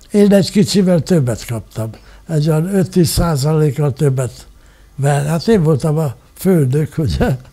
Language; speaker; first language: Hungarian; non-native, local second language; German